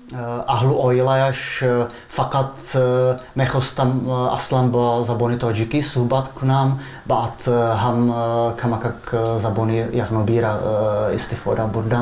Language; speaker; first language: Persian; non-native, fluent; Slovak